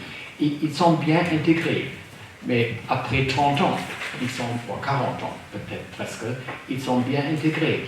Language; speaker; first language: French; non-native, fluent; German